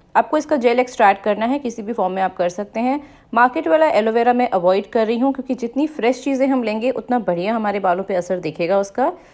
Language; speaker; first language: Hindi; native; Hindi